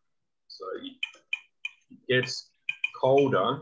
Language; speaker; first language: English; non-native, fluent; Spanish